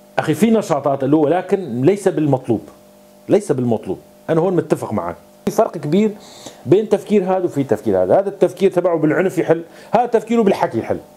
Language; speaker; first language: Arabic; non-native, local second language; Kurdish